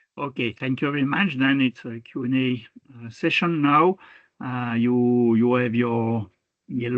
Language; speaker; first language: English; non-native, fluent; French